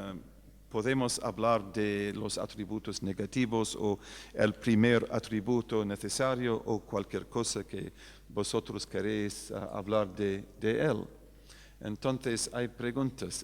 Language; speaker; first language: Spanish; non-native, fluent; English